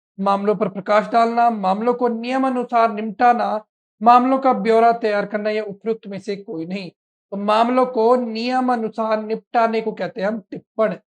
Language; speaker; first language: Hindi; native; Hindi